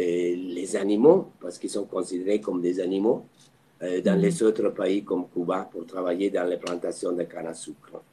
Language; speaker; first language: French; non-native, fluent; Spanish